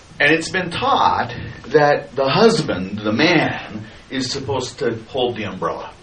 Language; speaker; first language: English; native; English